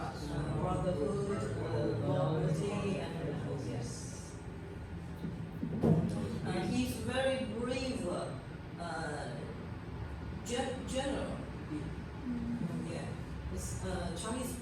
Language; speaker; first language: English; non-native, learner; Chinese